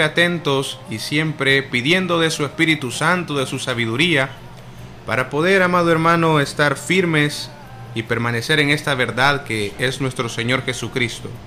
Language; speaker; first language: Spanish; native; Spanish